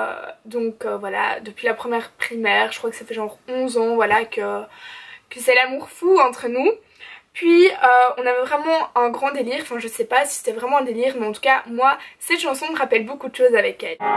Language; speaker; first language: French; native; French